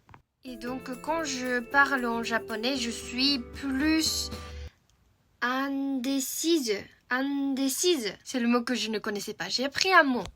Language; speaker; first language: French; non-native, fluent; Japanese